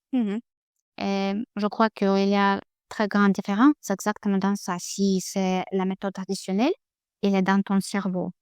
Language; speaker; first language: French; non-native, learner; Russian